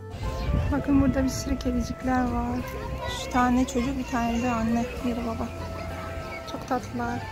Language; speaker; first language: Turkish; early bilingual, other home language; Arabic